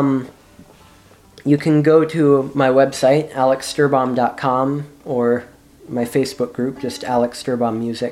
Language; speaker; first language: English; native; English